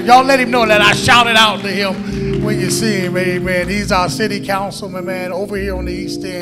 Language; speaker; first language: English; native; English